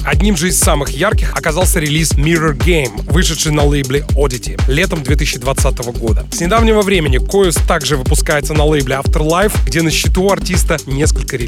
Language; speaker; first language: Russian; native; Russian